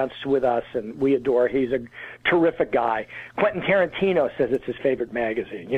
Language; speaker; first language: English; native; English